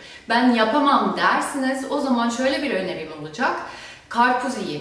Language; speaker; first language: Turkish; non-native, fluent; German